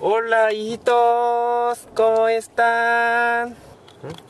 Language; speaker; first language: Spanish; non-native, learner; Korean